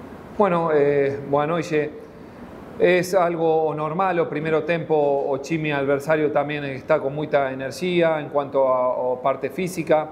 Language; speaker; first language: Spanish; non-native, fluent; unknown